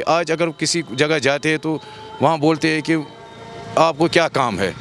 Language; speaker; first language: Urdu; non-native, local second language; Kashmiri